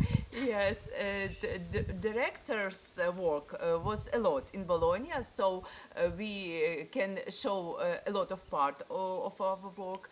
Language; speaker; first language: English; non-native, learner; Ukrainian